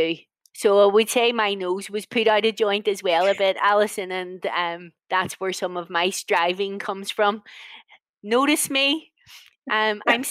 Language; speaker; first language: English; native; English